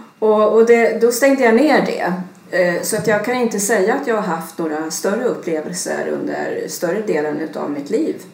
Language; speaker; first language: Swedish; early bilingual, other home language; Serbian